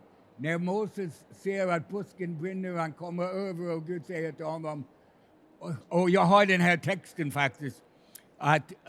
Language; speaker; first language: Swedish; non-native, fluent; English